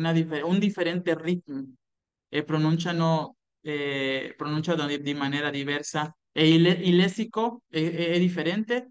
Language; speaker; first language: Italian; non-native, fluent; Spanish